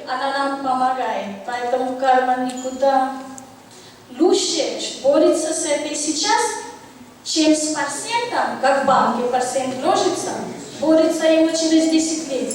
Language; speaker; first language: Russian; non-native, learner; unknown